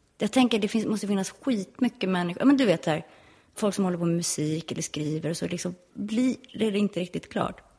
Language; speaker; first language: Swedish; native; Swedish